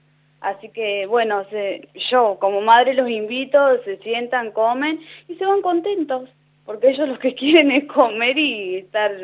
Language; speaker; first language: Spanish; native; Spanish